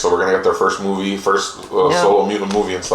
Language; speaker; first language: English; native; English